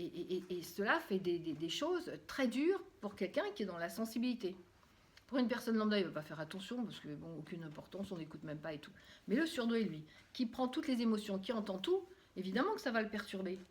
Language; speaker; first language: French; native; French